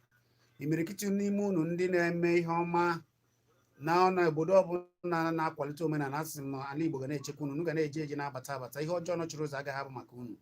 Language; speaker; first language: Igbo; native; Igbo